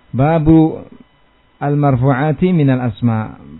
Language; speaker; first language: Arabic; non-native, fluent; Indonesian